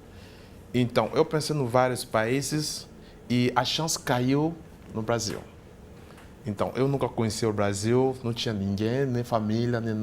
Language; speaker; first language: Portuguese; non-native, fluent; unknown